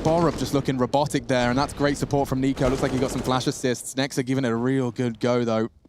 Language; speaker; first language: English; native; English